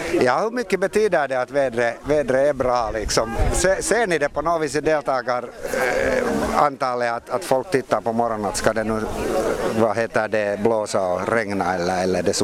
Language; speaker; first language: Swedish; native; Swedish